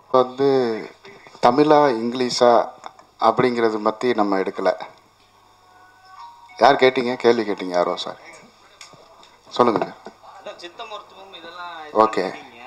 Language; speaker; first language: Tamil; native; Tamil